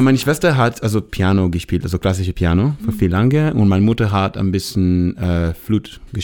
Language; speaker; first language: German; non-native, learner; Hebrew